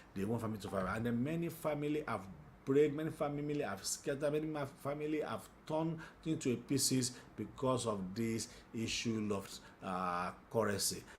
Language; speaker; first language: English; non-native, local second language; Yoruba